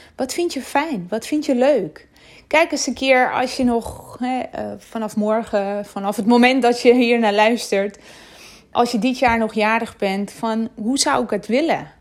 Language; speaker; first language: Dutch; non-native, fluent; Armenian